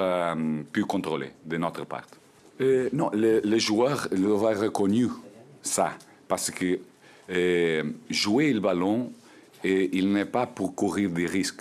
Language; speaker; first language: French; non-native, learner; Portuguese